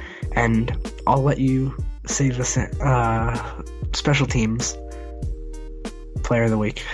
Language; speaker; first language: English; native; English